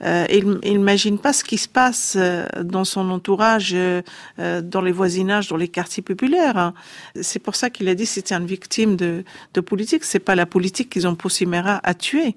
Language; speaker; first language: French; non-native, fluent; Arabic